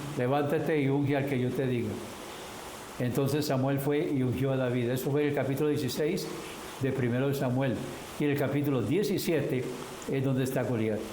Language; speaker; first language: Spanish; non-native, local second language; English